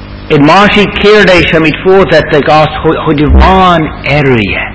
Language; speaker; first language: Hungarian; non-native, fluent; English